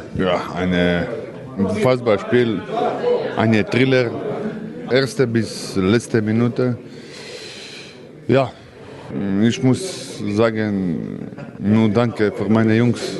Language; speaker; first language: German; non-native, learner; Croatian